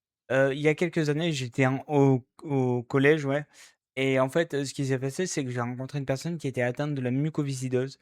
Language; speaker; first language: French; native; French